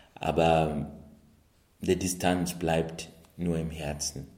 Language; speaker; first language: German; non-native, fluent; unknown